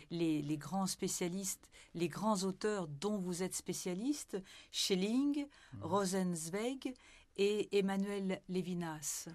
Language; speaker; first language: French; native; French